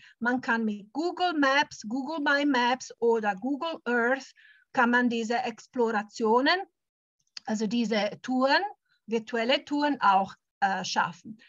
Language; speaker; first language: German; non-native, fluent; Italian